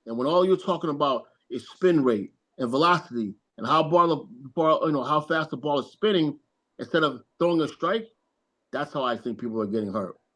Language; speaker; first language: English; native; English